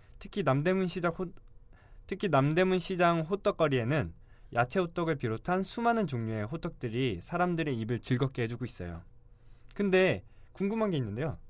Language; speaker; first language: Korean; native; Korean